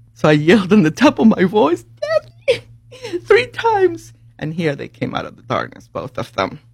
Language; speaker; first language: English; early bilingual, other home language; Spanish